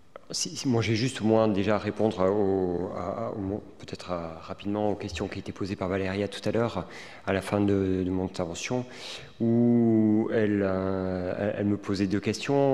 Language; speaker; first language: French; native; French